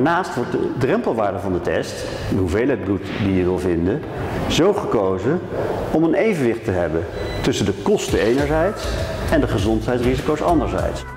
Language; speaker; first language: Dutch; native; Dutch